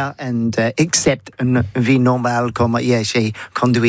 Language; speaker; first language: French; non-native, learner; English